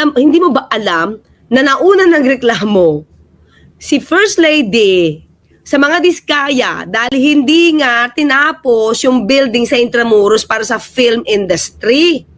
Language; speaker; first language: Filipino; native; Filipino